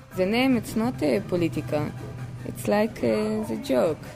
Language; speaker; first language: English; non-native, fluent; Korean